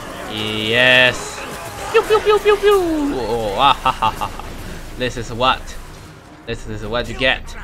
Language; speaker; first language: English; non-native, learner; Chinese